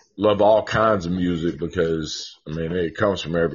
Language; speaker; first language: English; native; English